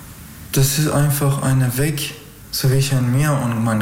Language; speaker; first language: German; non-native, learner; Persian